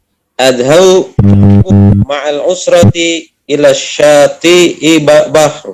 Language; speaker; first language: Arabic; non-native, learner; Indonesian